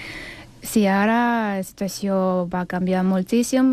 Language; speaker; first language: Catalan; non-native, learner; Russian